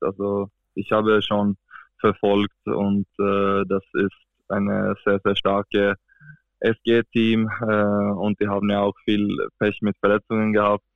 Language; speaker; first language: German; non-native, fluent; Swedish